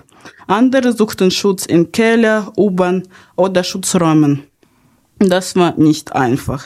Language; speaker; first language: German; non-native, fluent; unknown